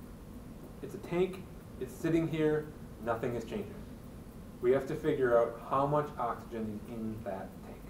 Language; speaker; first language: English; native; English